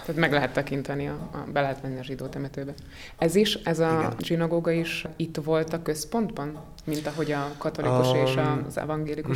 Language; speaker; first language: Hungarian; native; Hungarian